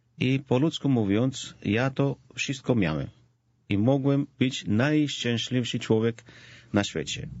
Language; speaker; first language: Polish; non-native, fluent; Georgian